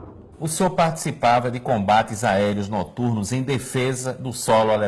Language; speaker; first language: Portuguese; native; Portuguese